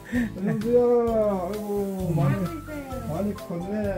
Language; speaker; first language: Korean; native; Korean